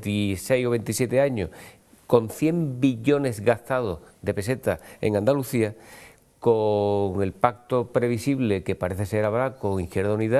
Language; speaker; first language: Spanish; native; Spanish